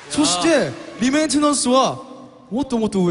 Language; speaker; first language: Japanese; non-native, learner; Korean